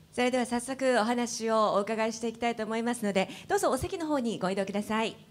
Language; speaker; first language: Japanese; native; Japanese